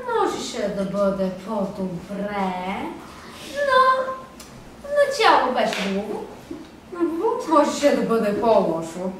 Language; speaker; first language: Bulgarian; early bilingual, other home language; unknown